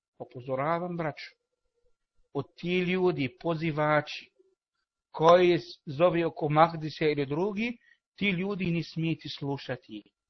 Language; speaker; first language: Bosnian; non-native, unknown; Arabic